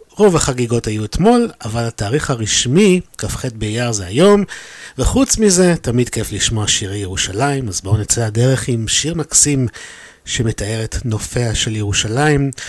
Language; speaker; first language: Hebrew; native; Hebrew